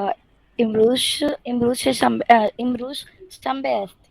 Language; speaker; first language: Persian; non-native, learner; Urdu